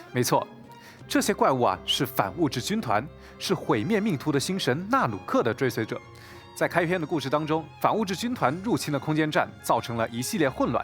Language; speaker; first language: Chinese; native; Chinese